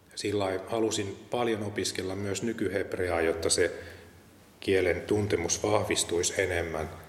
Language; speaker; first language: Finnish; native; Finnish